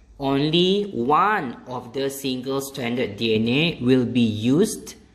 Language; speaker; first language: English; non-native, local second language; Malay